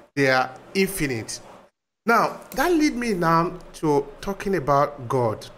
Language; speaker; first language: English; non-native, local second language; Bini